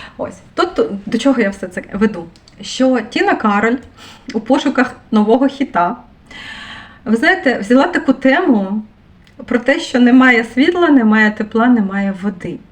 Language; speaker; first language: Ukrainian; non-native, local second language; Russian